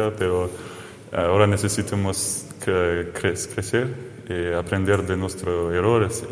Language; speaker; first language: Spanish; non-native, fluent; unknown